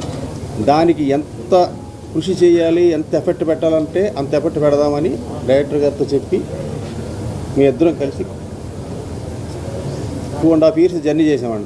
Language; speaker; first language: Telugu; native; Telugu